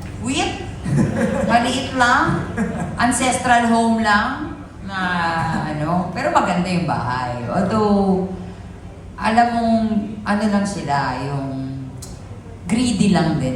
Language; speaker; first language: Filipino; native; Filipino